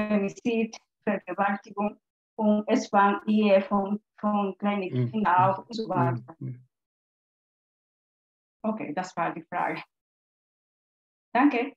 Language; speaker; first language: German; non-native, learner; Spanish